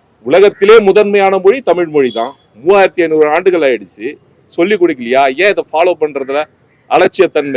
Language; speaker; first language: Tamil; native; Tamil